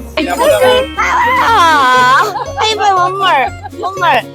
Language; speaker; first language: English; non-native, learner; Korean